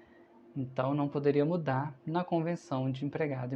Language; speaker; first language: Portuguese; native; Portuguese